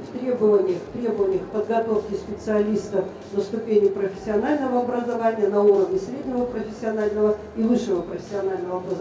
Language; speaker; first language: Russian; native; Russian